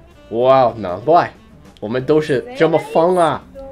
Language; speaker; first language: Chinese; non-native, fluent; English